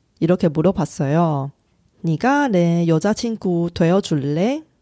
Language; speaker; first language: Korean; non-native, local second language; Chinese